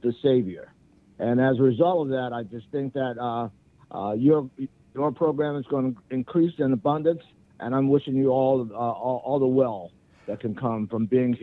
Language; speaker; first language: English; native; English